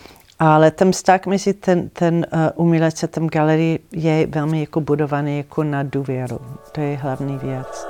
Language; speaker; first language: Czech; non-native, learner; English